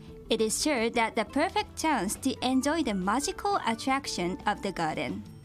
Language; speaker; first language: English; non-native, fluent; Japanese